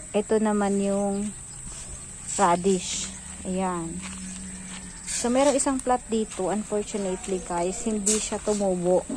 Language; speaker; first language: Filipino; non-native, local second language; Bikol